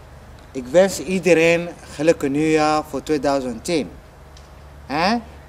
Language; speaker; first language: Dutch; non-native, learner; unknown